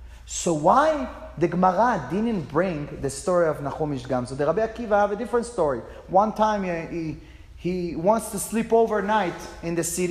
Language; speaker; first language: English; non-native, fluent; Hebrew